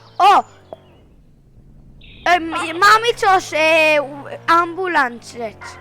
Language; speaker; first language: Polish; early bilingual, heritage; Polish